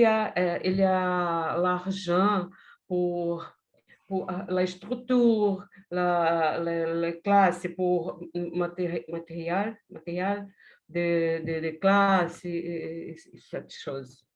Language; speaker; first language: French; non-native, learner; Portuguese